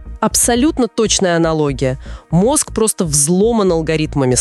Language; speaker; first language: Russian; native; Russian